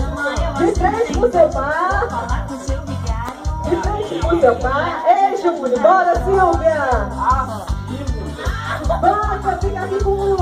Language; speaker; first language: Portuguese; native; Portuguese